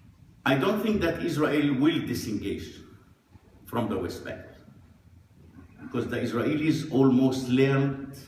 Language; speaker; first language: English; non-native, fluent; Arabic